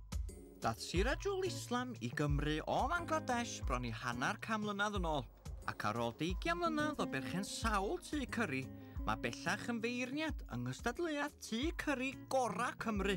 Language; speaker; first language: Welsh; native; Welsh